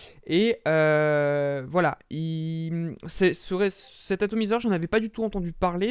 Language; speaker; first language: French; native; French